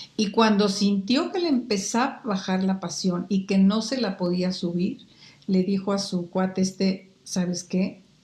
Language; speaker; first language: Spanish; native; Spanish